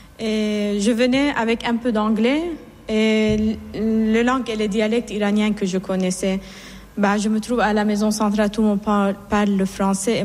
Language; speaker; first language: French; non-native, fluent; Persian